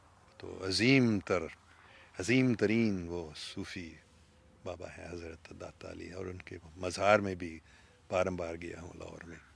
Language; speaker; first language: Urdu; non-native, fluent; English